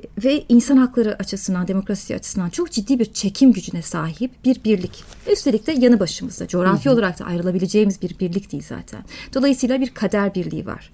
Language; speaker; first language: Turkish; native; Turkish